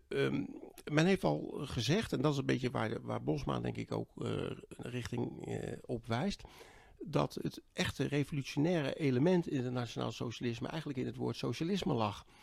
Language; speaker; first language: Dutch; native; Dutch